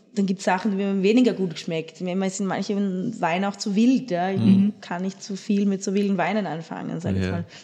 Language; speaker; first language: German; native; German